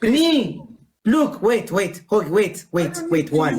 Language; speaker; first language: English; non-native, learner; Amharic